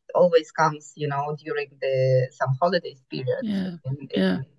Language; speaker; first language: English; non-native, fluent; Ukrainian